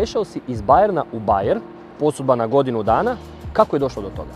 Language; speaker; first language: Croatian; native; Croatian